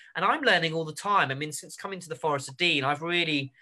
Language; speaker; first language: English; native; English